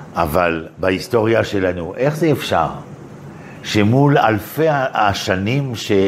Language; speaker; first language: Hebrew; non-native, fluent; French